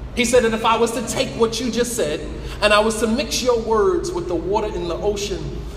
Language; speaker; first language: English; native; English